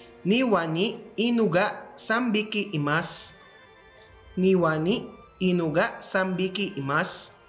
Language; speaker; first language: Japanese; non-native, fluent; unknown